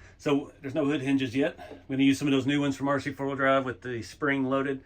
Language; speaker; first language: English; native; English